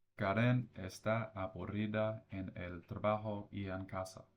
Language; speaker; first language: Spanish; non-native, learner; English